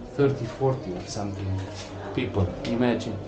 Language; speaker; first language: English; non-native, fluent; Romanian